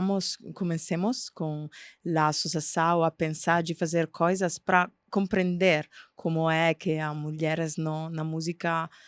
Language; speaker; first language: Portuguese; non-native, fluent; Italian